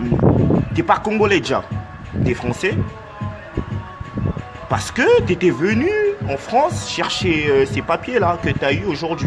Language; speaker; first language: French; non-native, local second language; Lingala